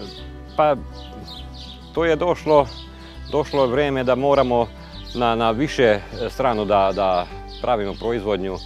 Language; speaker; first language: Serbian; non-native, local second language; Hungarian